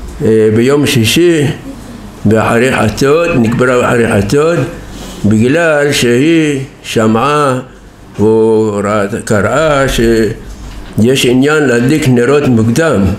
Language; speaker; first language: Hebrew; non-native, fluent; Persian